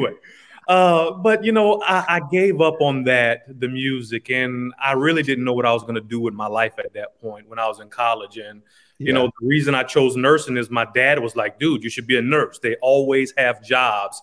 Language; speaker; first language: English; native; English